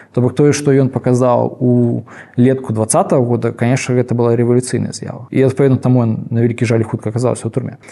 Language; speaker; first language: Belarusian; non-native, local second language; Russian